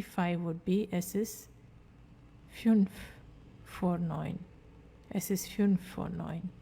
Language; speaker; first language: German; non-native, fluent; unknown